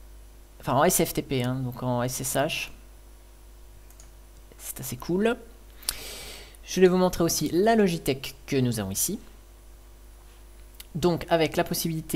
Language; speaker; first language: French; native; French